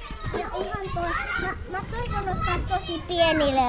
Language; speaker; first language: Finnish; early bilingual, other home language; Waray